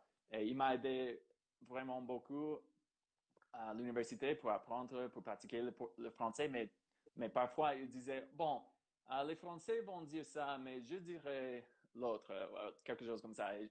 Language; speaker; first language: French; non-native, fluent; English